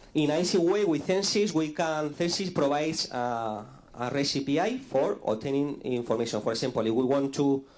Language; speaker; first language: English; non-native, fluent; Spanish